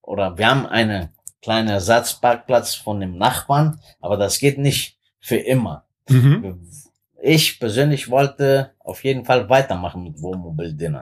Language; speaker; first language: German; non-native, fluent; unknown